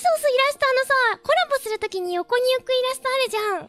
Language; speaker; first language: Japanese; native; Japanese